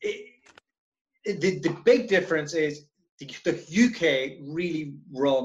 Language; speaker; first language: English; native; English